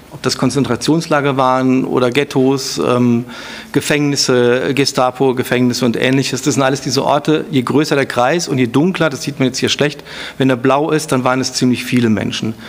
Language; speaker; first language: German; native; German